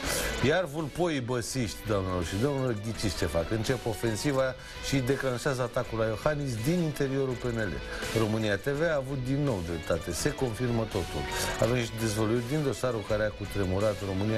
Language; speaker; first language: Romanian; native; Romanian